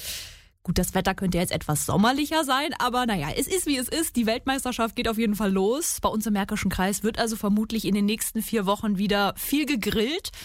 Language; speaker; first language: German; native; German